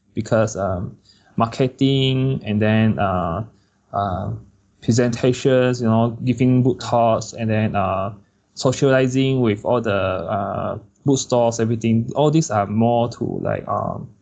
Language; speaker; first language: English; non-native, local second language; Chinese